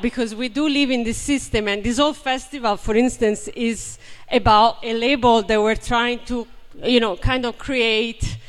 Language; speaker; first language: English; non-native, fluent; Italian